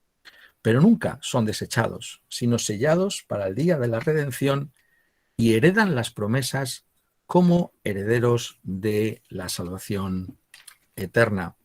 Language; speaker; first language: Spanish; native; Spanish